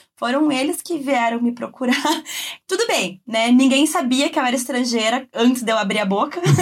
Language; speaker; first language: Portuguese; native; Portuguese